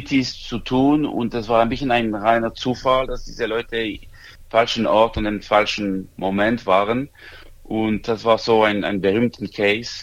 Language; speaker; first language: German; non-native, local second language; French